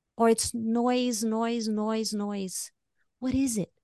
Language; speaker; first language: English; non-native, fluent; Portuguese